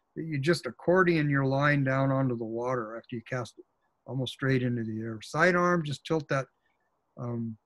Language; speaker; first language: English; native; English